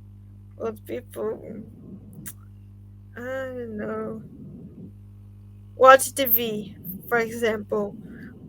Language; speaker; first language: English; non-native, learner; Portuguese